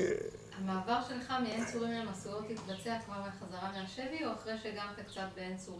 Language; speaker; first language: Hebrew; native; Hebrew